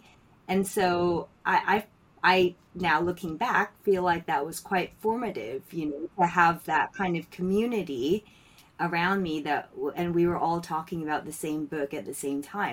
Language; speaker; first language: English; non-native, local second language; Filipino